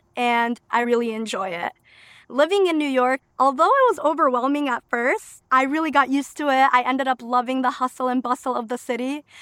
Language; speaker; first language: English; early bilingual, other home language; Albanian